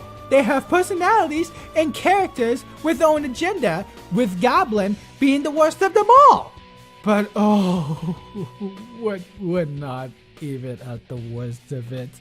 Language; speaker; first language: English; native; English